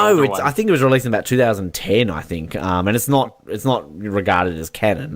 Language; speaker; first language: English; native; English